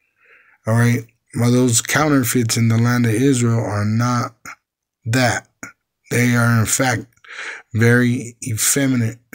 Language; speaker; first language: English; native; English